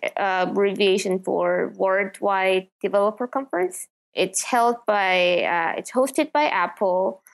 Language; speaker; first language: English; non-native, fluent; Korean